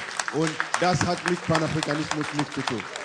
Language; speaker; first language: German; non-native, fluent; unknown